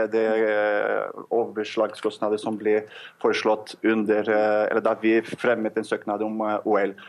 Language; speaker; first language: Norwegian; non-native, fluent; Portuguese